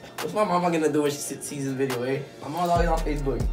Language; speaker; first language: English; early bilingual, other home language; Spanish